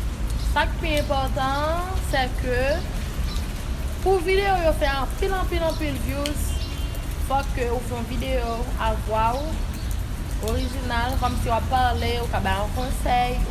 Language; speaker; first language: French; non-native, learner; Haitian Creole